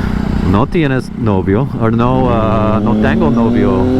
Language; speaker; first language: Spanish; non-native, learner; English